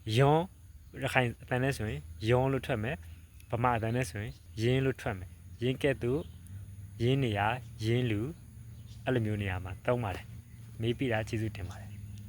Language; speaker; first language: Burmese; non-native, local second language; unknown